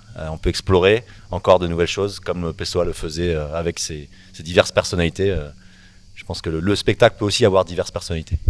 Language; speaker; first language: French; native; French